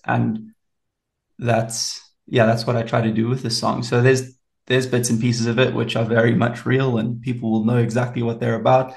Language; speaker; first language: English; native; English